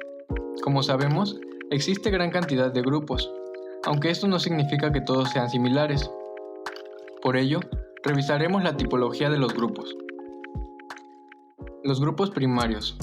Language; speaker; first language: Spanish; native; Spanish